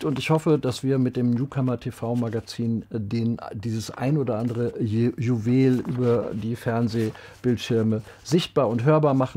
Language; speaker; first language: German; native; German